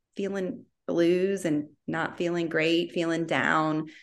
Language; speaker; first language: English; native; English